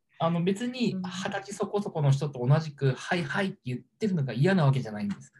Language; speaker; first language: Japanese; native; Japanese